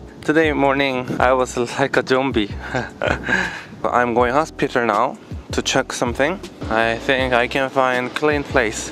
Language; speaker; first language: English; non-native, learner; Korean